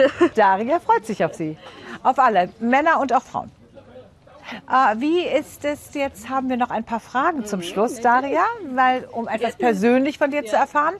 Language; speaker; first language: German; native; German